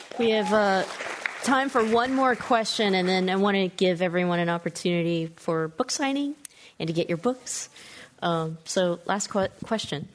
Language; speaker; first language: English; native; English